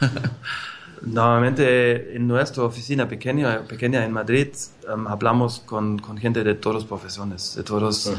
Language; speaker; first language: Spanish; non-native, fluent; German